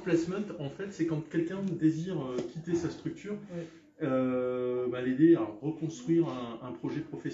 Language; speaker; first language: French; native; French